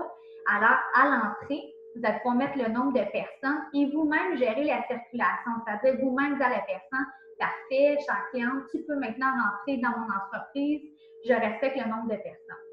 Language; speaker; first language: French; native; French